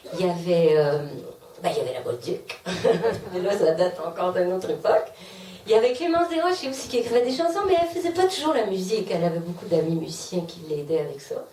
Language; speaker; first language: French; native; French